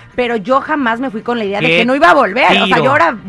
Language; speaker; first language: Spanish; native; Spanish